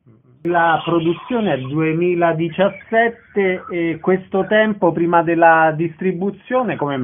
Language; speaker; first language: Italian; native; Italian